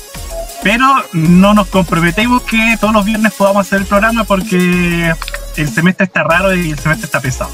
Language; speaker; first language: Spanish; native; Spanish